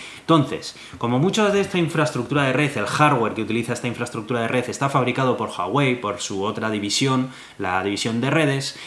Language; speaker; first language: Spanish; native; Spanish